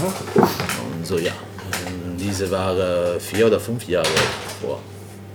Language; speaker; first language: German; non-native, learner; Italian